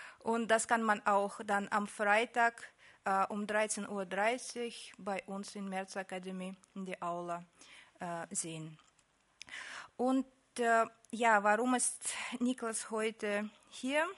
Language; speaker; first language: German; non-native, fluent; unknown